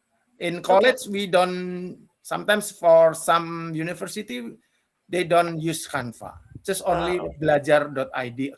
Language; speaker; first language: English; non-native, learner; Indonesian